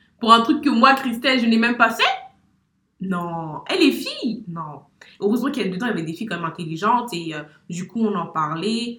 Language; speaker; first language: French; native; French